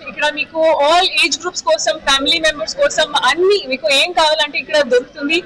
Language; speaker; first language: Telugu; non-native, fluent; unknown